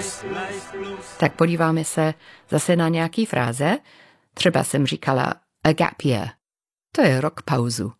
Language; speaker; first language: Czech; non-native, learner; English